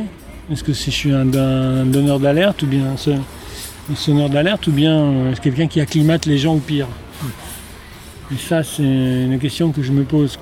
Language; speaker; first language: French; native; French